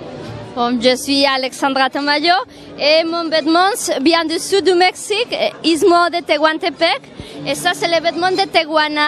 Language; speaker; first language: French; non-native, fluent; Spanish